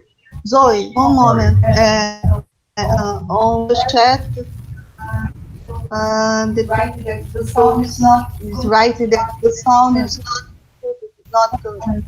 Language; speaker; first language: English; non-native, learner; Portuguese